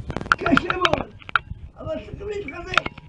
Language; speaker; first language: Hebrew; non-native, fluent; Yiddish